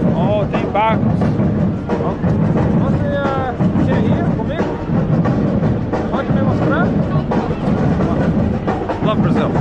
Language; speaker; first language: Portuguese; non-native, learner; English